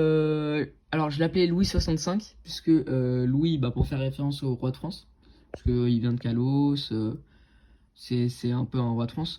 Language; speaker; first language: French; native; French